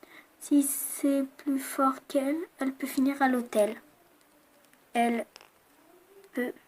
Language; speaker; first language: French; native; French